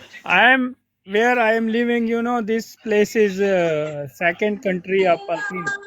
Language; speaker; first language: English; non-native, learner; Hindi